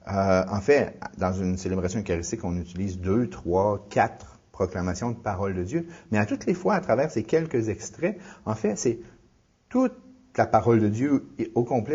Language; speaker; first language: French; native; French